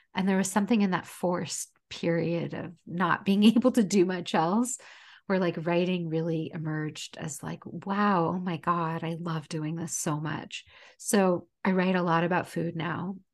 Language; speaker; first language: English; native; English